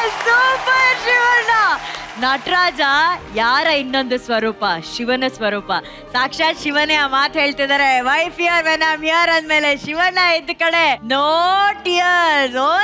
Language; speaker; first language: Kannada; native; Kannada